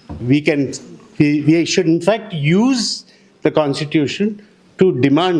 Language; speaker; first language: English; non-native, local second language; Telugu